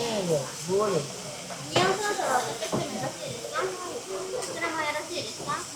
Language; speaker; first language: Japanese; native; Japanese